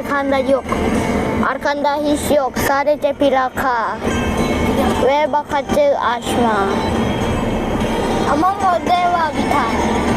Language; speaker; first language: Turkish; non-native, learner; Thai